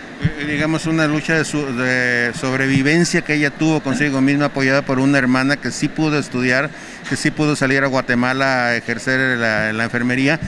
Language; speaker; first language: Spanish; native; Spanish